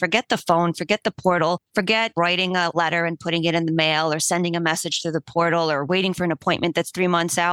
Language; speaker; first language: English; early bilingual, other home language; Polish